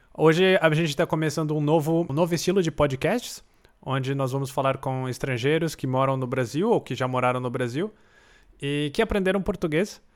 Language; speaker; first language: Portuguese; native; Portuguese